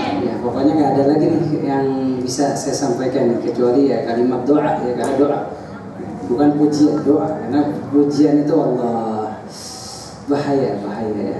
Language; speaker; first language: Indonesian; native; Indonesian